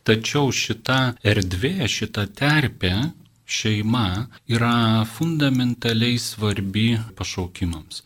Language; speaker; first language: Lithuanian; non-native, local second language; Polish